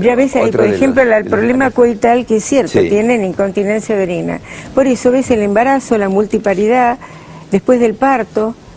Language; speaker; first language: Spanish; native; Spanish